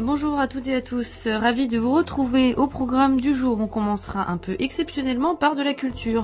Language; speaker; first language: French; native; French